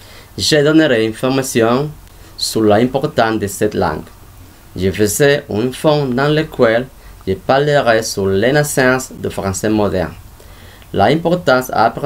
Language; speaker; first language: French; non-native, learner; Spanish